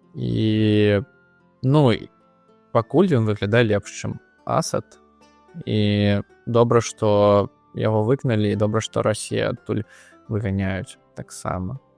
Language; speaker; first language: Belarusian; non-native, local second language; Russian